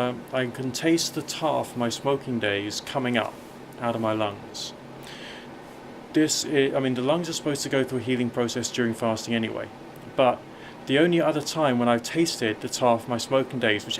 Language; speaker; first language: English; native; English